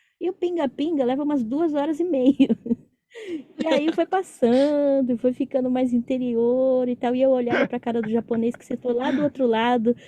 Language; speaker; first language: Portuguese; native; Portuguese